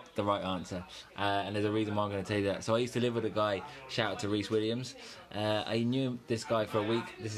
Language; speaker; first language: English; native; English